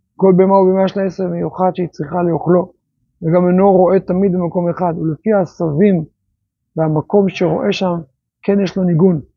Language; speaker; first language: Hebrew; native; Hebrew